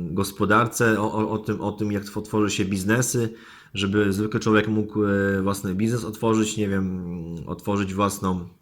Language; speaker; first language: Polish; native; Polish